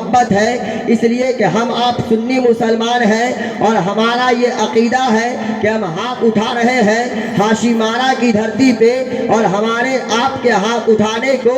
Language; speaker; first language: Hindi; native; Hindi